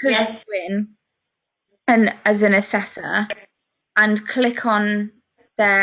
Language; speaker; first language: English; native; English